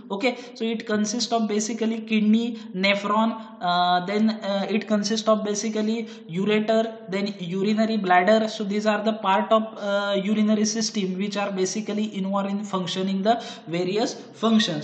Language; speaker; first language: English; non-native, local second language; Marathi